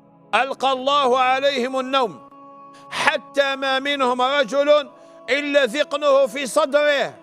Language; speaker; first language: Arabic; native; Arabic